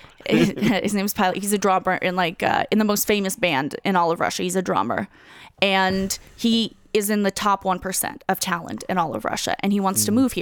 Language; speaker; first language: English; early bilingual, other home language; Russian